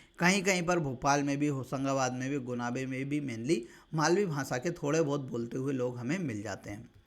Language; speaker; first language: Hindi; native; Hindi